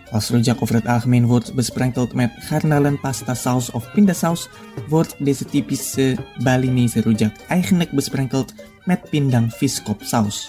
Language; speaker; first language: Dutch; non-native, fluent; Indonesian